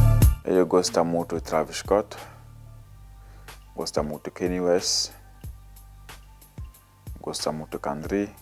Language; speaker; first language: Portuguese; non-native, learner; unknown